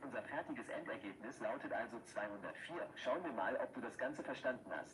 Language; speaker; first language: German; native; German